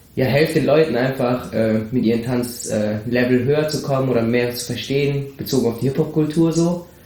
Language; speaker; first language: German; early bilingual, other home language; Spanish